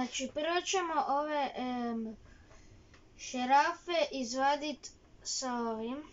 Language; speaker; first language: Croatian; early bilingual, heritage; Croatian